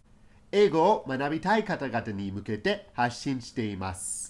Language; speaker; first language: Japanese; non-native, fluent; English